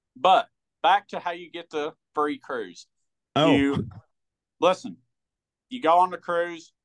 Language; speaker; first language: English; native; English